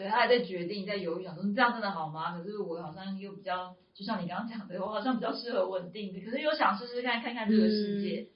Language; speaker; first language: Chinese; native; Chinese